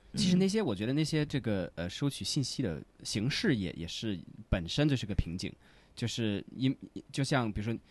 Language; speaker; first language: Chinese; non-native, fluent; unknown